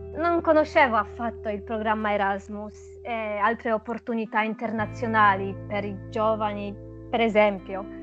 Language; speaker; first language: Italian; non-native, fluent; Polish